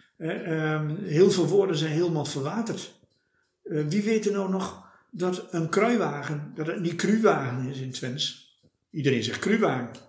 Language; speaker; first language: Dutch; native; Dutch